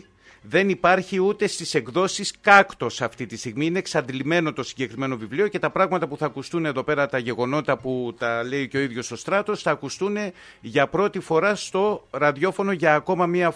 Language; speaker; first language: Greek; native; Greek